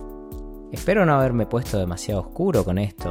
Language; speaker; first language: Spanish; native; Spanish